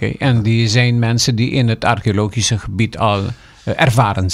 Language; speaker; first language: Dutch; non-native, local second language; Papiamento